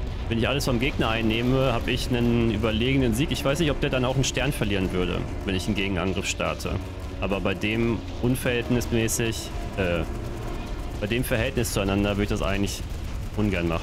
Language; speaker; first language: German; native; German